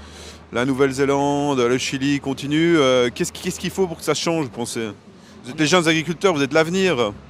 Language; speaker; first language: French; native; French